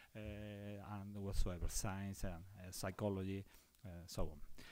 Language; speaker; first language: English; non-native, fluent; Spanish